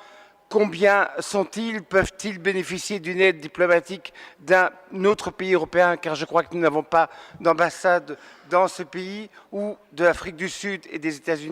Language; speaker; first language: French; native; French